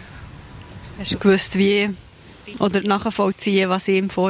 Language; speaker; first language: German; native; German